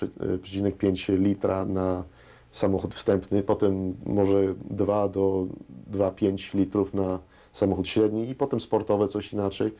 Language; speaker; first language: Polish; early bilingual, heritage; Polish